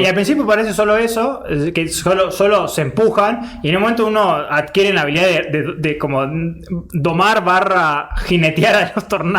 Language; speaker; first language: Spanish; native; Spanish